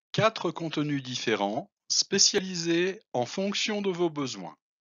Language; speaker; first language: French; non-native, fluent; Spanish